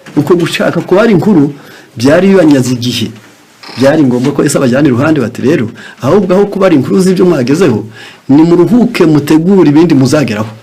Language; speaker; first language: Kinyarwanda; native; Kinyarwanda